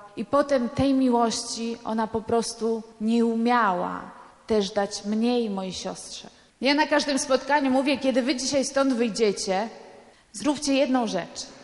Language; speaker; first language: Polish; non-native, fluent; Italian